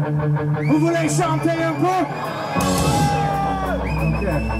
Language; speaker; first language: French; non-native, learner; English